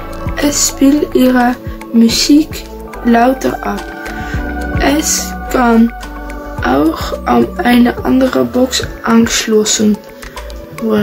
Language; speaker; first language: German; non-native, learner; Dutch